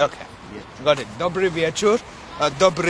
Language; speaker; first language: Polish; non-native, learner; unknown